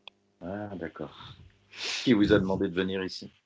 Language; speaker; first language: French; native; French